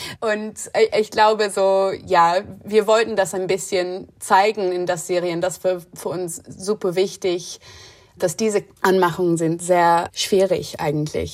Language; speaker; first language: German; non-native, fluent; English